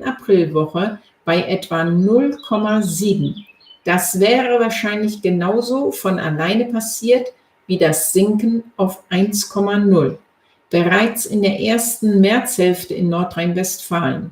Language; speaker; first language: German; native; German